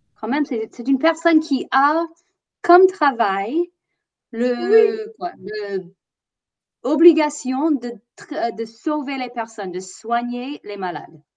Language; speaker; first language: French; non-native, fluent; English